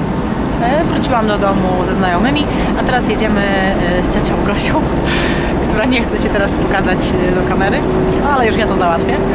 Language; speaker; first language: Polish; native; Polish